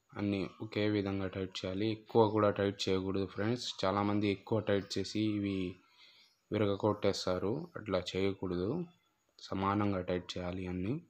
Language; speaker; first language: Telugu; non-native, local second language; Urdu